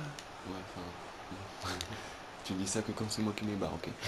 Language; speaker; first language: French; native; French